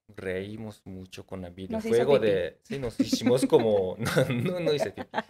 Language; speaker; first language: Spanish; non-native, fluent; Japanese